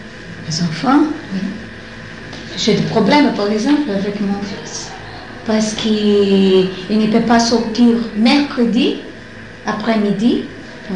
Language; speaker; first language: French; non-native, fluent; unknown